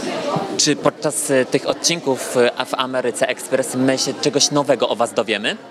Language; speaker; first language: Polish; native; Polish